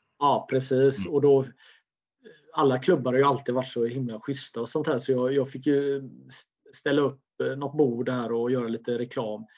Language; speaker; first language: Swedish; native; Swedish